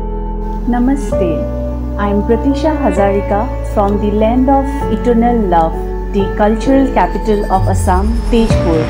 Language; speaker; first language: English; non-native, local second language; Assamese